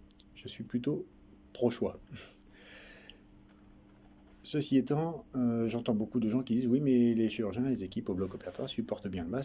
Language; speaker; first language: French; native; French